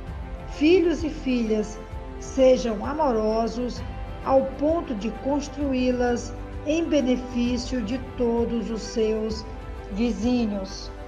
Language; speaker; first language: Portuguese; native; Portuguese